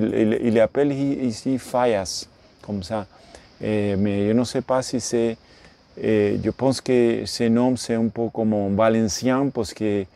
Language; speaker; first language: French; non-native, learner; Spanish